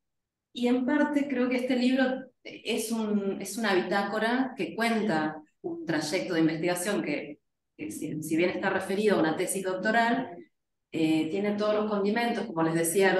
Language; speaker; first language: Spanish; native; Spanish